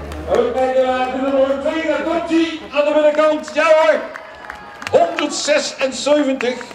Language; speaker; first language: Dutch; native; Dutch